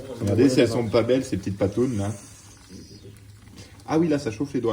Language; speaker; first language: French; native; French